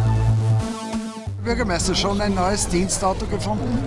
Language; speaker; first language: German; native; German